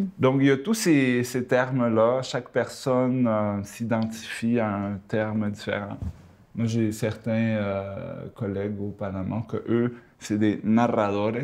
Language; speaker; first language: French; early bilingual, other home language; Spanish